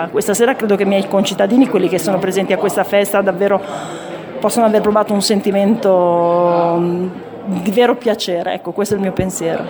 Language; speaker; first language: Italian; native; Italian